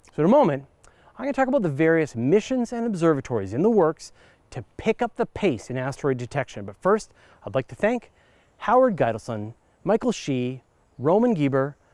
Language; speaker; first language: English; native; English